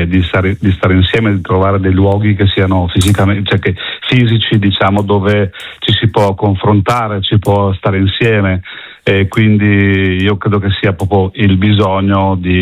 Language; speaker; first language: Italian; non-native, local second language; Venetian